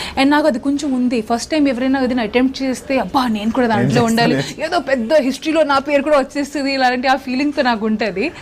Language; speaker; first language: Telugu; non-native, local second language; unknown